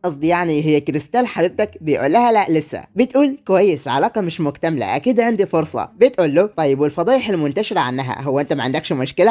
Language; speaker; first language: Arabic; native; Arabic